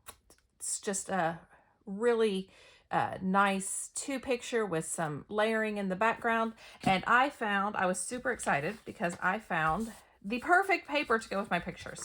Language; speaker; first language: English; native; English